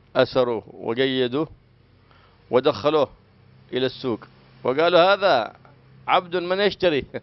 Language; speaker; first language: Arabic; native; Arabic